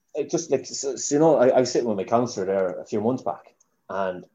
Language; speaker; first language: English; native; English